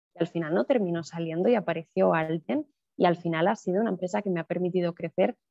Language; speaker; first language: Spanish; native; Spanish